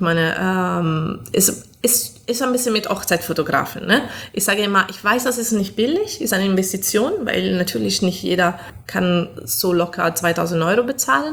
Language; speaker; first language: German; non-native, fluent; Italian